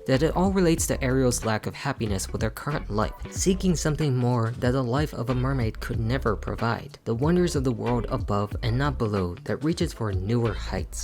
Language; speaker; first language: English; native; English